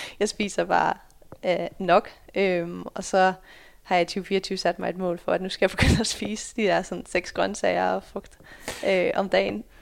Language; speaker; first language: Danish; early bilingual, other home language; Dutch